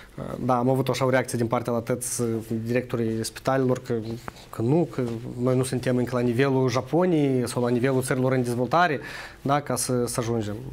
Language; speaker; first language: Romanian; native; Romanian